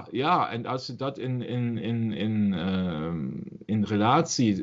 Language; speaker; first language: Dutch; non-native, learner; German